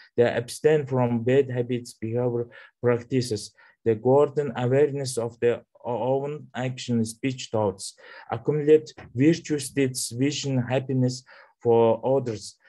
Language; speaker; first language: English; non-native, learner; Mongolian